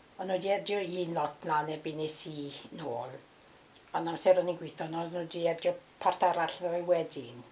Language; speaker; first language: Welsh; native; Welsh